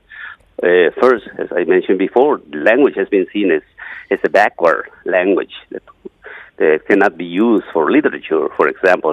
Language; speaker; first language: English; non-native, fluent; Yucateco